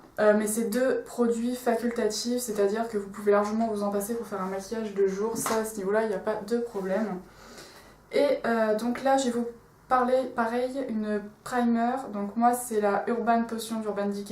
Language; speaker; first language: French; native; French